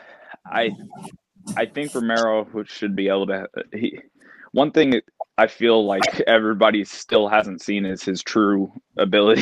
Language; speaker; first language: English; native; English